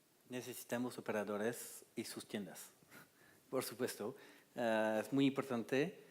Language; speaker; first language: Spanish; non-native, fluent; French